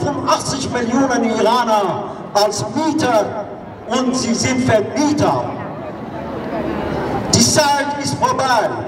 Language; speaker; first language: German; non-native, fluent; Persian